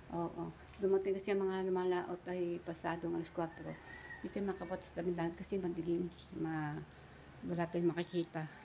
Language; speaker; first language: Filipino; native; Filipino